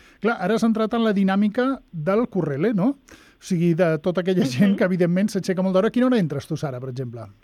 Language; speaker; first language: Catalan; native; Catalan